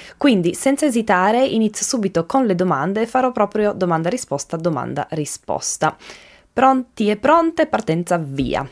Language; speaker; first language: Italian; native; Italian